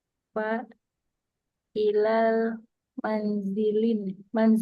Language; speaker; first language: Arabic; non-native, learner; Indonesian